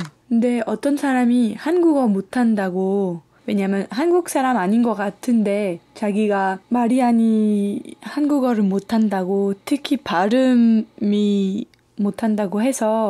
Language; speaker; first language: Korean; non-native, fluent; French